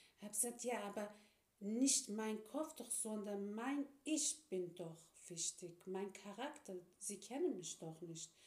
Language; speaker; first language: German; non-native, fluent; Turkish